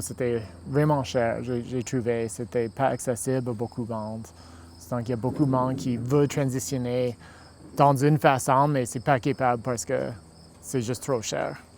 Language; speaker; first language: French; non-native, local second language; English